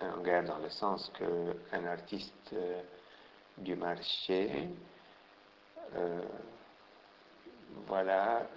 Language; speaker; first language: French; non-native, local second language; Arabic